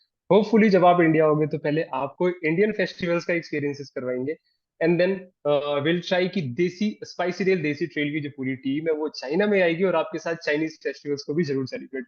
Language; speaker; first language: Hindi; native; Hindi